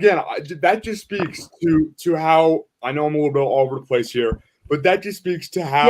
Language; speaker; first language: English; native; English